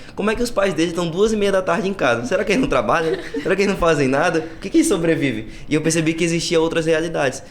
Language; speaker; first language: Portuguese; native; Portuguese